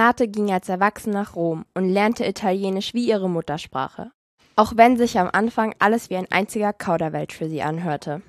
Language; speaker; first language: German; native; German